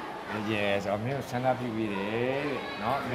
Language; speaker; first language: English; non-native, learner; Burmese